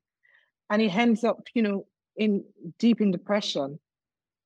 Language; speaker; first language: English; non-native, local second language; Yoruba